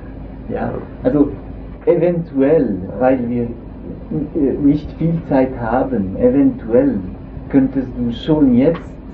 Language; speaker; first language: German; non-native, local second language; French